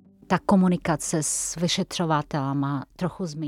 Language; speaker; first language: Czech; non-native, fluent; Tatar